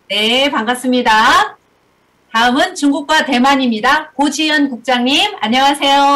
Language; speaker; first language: Korean; native; Korean